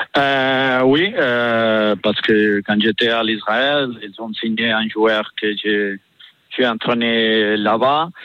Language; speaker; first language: French; non-native, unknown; Catalan